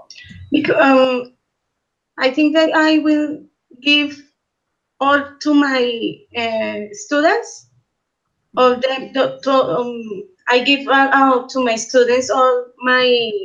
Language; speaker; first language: English; non-native, learner; Spanish